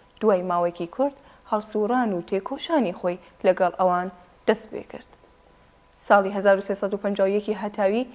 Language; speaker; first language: Central Kurdish; native; Central Kurdish